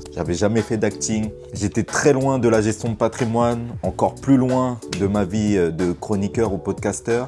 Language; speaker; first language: French; native; French